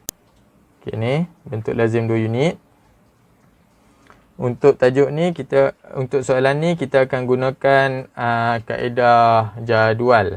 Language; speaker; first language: Malay; native; Malay